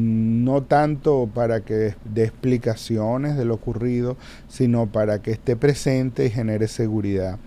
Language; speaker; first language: Spanish; native; Spanish